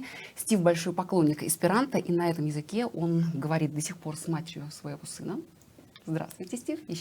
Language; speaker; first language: Russian; native; Russian